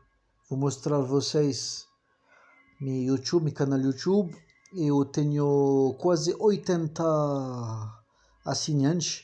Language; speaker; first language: Portuguese; non-native, learner; French